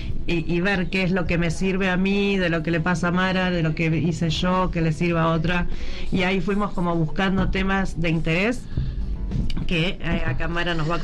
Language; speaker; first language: Spanish; native; Spanish